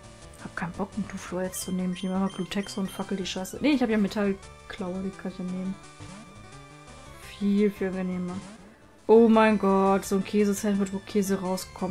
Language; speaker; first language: German; native; German